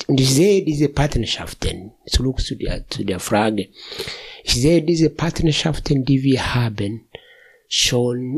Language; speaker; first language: German; non-native, fluent; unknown